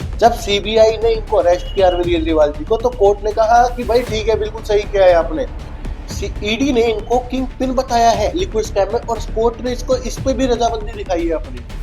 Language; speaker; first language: Hindi; native; Hindi